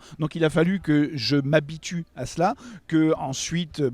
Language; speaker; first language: French; native; French